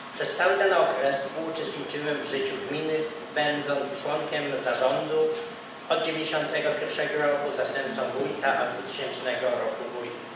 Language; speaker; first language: Polish; native; Polish